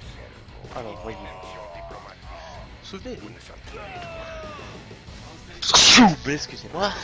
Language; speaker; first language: French; native; French